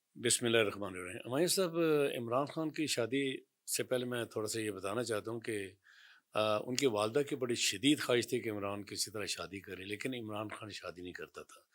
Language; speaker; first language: Urdu; non-native, local second language; Punjabi